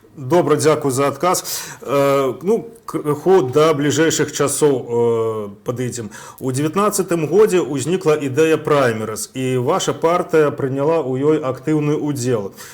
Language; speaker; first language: Belarusian; native; Belarusian